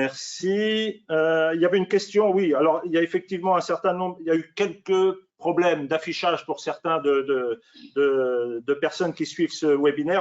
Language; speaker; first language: French; native; French